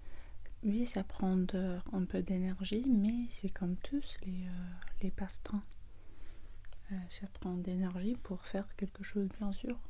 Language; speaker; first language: French; non-native, learner; English